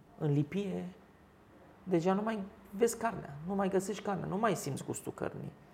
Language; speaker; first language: Romanian; early bilingual, other home language; Turkish